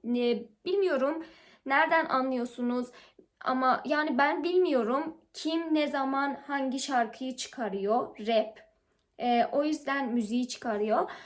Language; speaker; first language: Turkish; non-native, learner; Persian